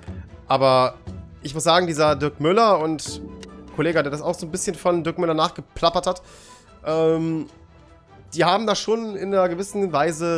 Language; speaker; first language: German; native; German